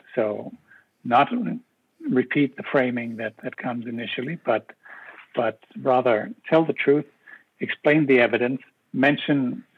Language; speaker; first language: English; non-native, fluent; Danish